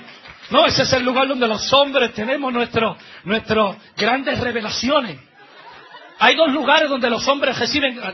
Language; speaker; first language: Spanish; native; Spanish